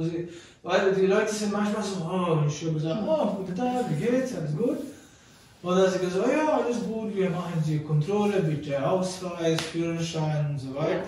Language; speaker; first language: German; non-native, learner; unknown